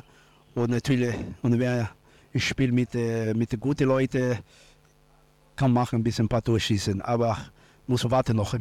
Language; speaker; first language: German; non-native, learner; Portuguese